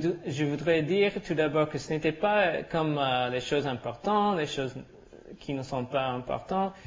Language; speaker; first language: French; non-native, learner; English